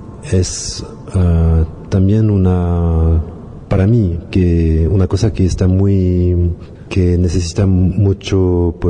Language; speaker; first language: Spanish; non-native, learner; French